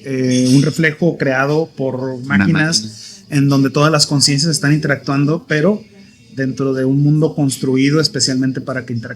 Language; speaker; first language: Spanish; native; Spanish